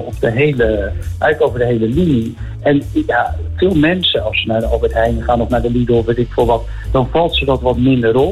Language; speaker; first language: Dutch; native; Dutch